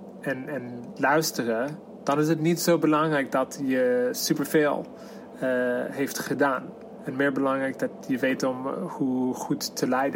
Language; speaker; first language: Dutch; non-native, fluent; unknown